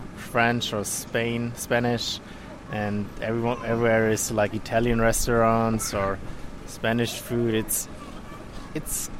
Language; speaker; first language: English; non-native, fluent; German